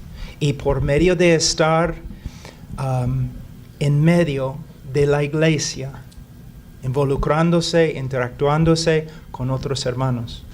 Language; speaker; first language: Spanish; non-native, fluent; English